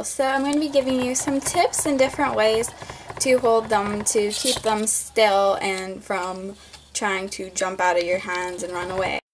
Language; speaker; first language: English; native; English